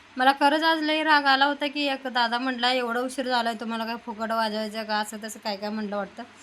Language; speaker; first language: Marathi; native; Marathi